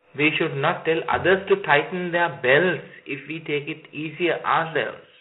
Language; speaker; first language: English; non-native, local second language; Sinhala